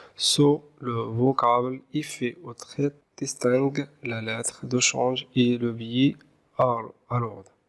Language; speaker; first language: French; non-native, local second language; Arabic